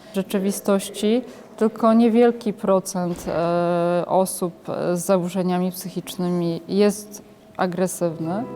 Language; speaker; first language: Polish; native; Polish